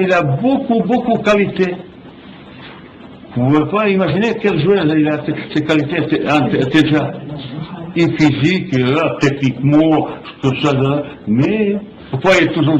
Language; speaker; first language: French; non-native, fluent; Bosnian